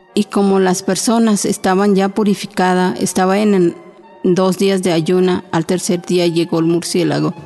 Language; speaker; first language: Spanish; non-native, local second language; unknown